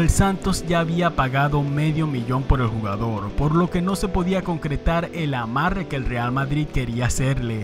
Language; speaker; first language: Spanish; native; Spanish